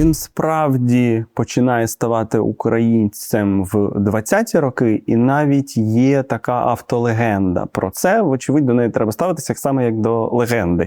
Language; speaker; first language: Ukrainian; native; Ukrainian